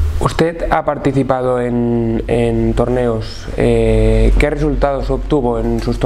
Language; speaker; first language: Spanish; non-native, fluent; Russian